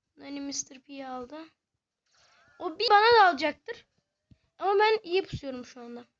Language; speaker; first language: Turkish; native; Turkish